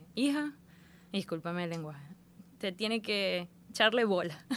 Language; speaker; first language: Spanish; native; Spanish